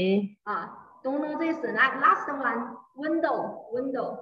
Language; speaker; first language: English; non-native, learner; Chinese